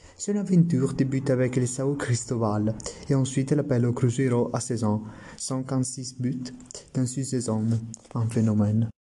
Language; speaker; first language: French; non-native, learner; Italian